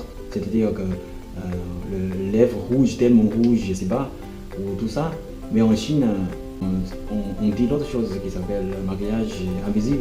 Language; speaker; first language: French; non-native, fluent; Chinese